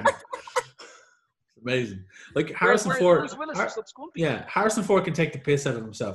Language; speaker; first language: English; native; English